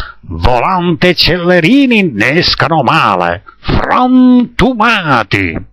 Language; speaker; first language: Italian; native; Italian